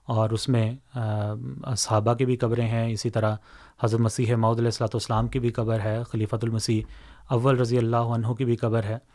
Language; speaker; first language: Urdu; native; Urdu